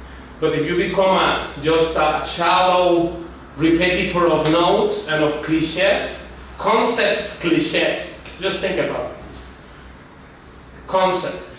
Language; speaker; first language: English; non-native, fluent; Spanish